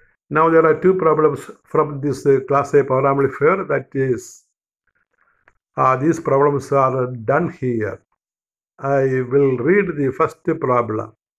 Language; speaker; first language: English; non-native, local second language; Malayalam